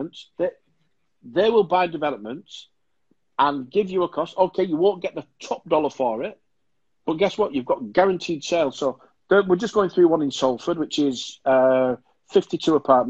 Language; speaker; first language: English; native; English